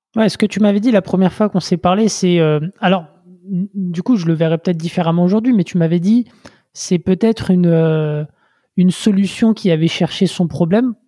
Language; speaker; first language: French; native; French